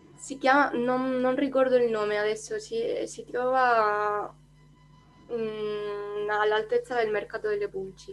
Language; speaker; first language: Italian; non-native, fluent; Spanish